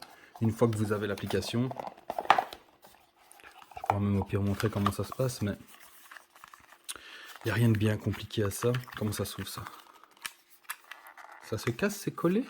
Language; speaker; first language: French; native; French